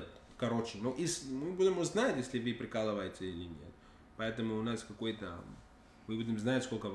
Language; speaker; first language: Russian; non-native, learner; English